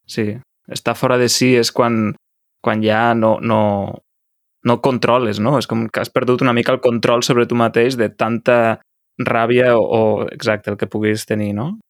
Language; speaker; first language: Catalan; native; Catalan